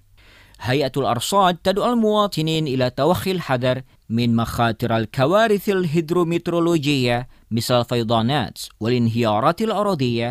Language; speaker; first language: Arabic; non-native, fluent; Indonesian